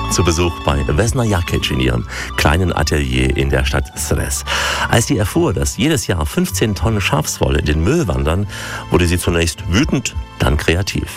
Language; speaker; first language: German; native; German